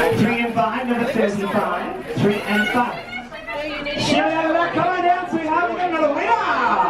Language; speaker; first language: English; native; English